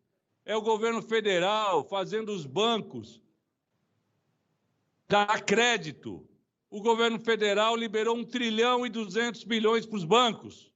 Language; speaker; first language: Portuguese; native; Portuguese